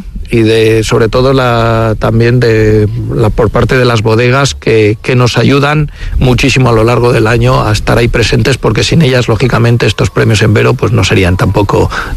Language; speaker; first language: Spanish; native; Spanish